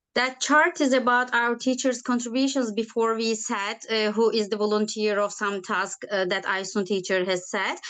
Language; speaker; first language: English; non-native, learner; Turkish